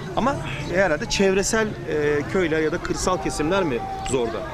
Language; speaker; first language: Turkish; native; Turkish